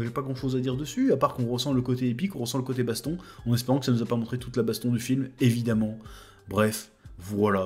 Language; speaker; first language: French; native; French